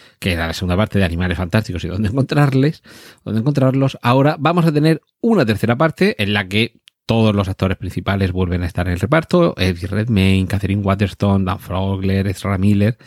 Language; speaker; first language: Spanish; native; Spanish